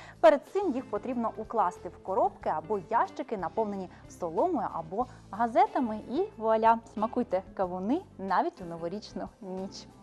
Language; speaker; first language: Ukrainian; native; Ukrainian